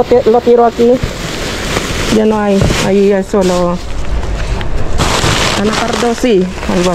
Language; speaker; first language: Spanish; non-native, fluent; Filipino